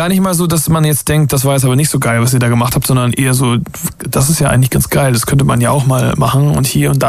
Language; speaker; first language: German; native; German